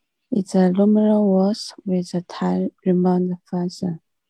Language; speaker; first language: English; non-native, learner; Chinese